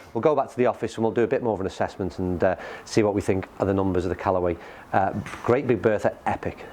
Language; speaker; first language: English; native; English